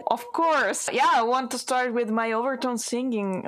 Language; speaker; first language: English; non-native, fluent; Italian